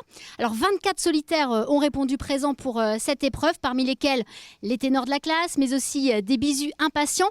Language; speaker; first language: French; native; French